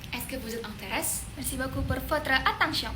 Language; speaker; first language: French; non-native, learner; Indonesian